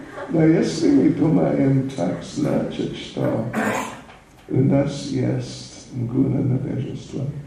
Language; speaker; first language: Russian; non-native, learner; English